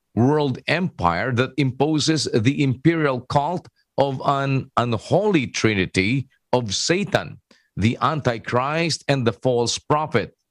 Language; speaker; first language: English; non-native, local second language; Filipino